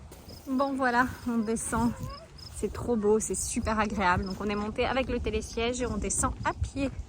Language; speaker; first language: French; native; French